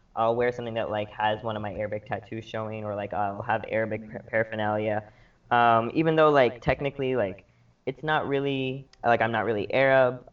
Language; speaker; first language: English; early bilingual, other home language; Arabic